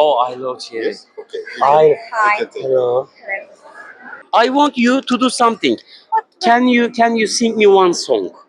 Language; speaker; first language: English; non-native, learner; Turkish